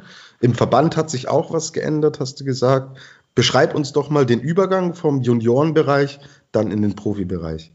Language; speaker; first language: German; native; German